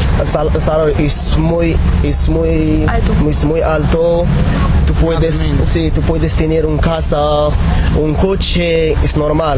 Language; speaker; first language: Spanish; non-native, learner; Arabic